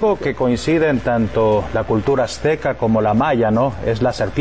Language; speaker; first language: Spanish; native; Spanish